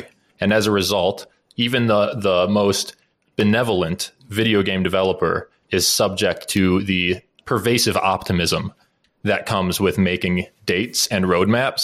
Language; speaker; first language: English; native; English